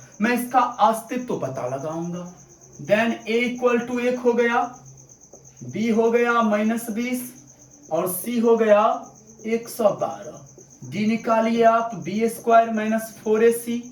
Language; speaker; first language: Hindi; native; Hindi